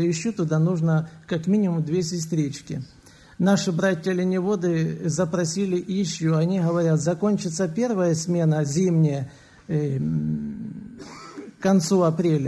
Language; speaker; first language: Russian; native; Russian